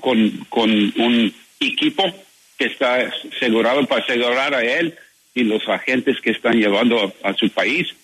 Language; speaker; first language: Spanish; non-native, learner; English